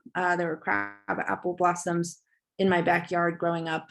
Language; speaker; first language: English; native; English